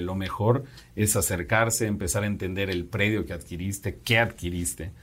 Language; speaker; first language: Spanish; native; Spanish